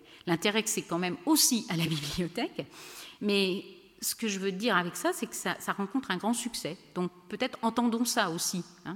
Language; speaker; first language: French; native; French